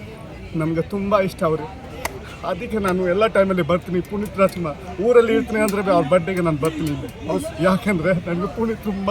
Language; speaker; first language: Kannada; non-native, local second language; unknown